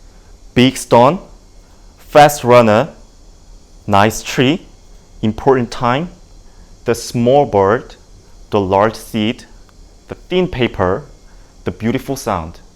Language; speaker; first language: English; non-native, learner; Indonesian